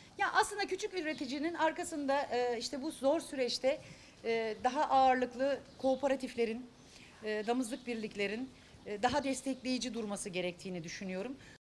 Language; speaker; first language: Turkish; native; Turkish